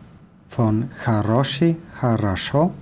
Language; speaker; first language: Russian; non-native, learner; German